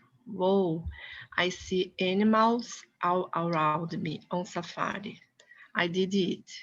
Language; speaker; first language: English; non-native, learner; Portuguese